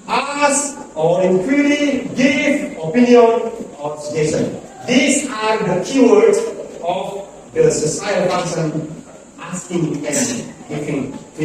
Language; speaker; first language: English; non-native, learner; Indonesian